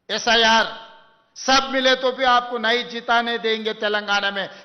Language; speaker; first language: Hindi; non-native, local second language; Telugu